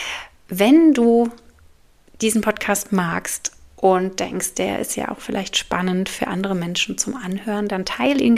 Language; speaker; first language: German; native; German